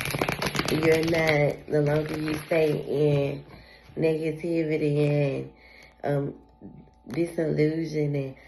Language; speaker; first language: English; native; English